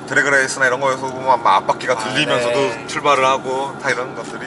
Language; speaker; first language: Korean; native; Korean